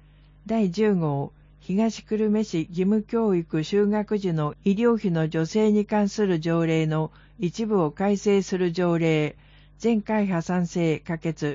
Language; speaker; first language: Japanese; native; Japanese